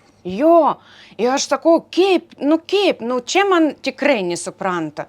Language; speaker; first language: Lithuanian; non-native, learner; Ukrainian